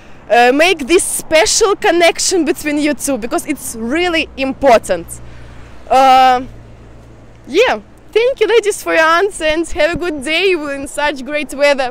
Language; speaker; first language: English; non-native, fluent; Russian